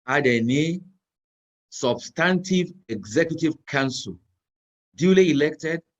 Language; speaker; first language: English; non-native, local second language; Yoruba